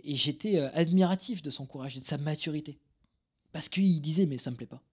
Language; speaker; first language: French; native; French